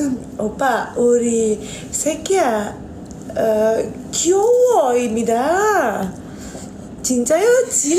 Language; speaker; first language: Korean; non-native, learner; Indonesian